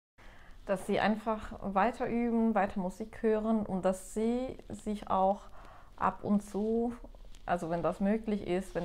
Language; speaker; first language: German; non-native, fluent; Spanish